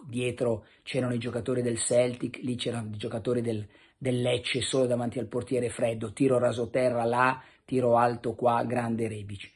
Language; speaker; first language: Italian; native; Italian